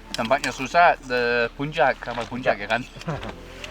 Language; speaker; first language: Indonesian; non-native, learner; English